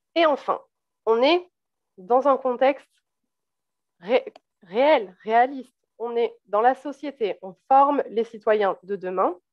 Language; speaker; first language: French; native; French